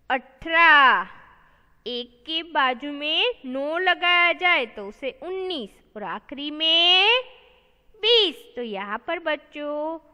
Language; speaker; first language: Hindi; non-native, local second language; Gujarati